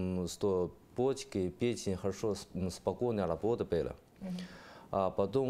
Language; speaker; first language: Russian; non-native, learner; Chinese